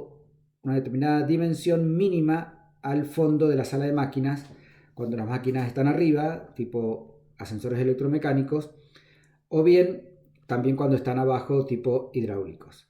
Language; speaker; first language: Spanish; native; Spanish